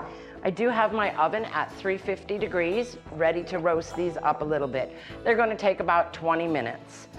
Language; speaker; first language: English; native; English